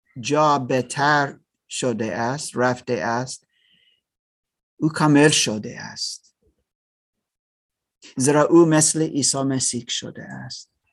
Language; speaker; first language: Persian; non-native, learner; German